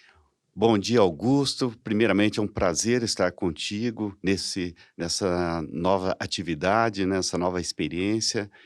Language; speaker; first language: Portuguese; native; Portuguese